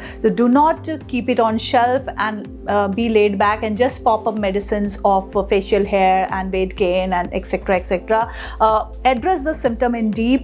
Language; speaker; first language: English; non-native, local second language; Hindi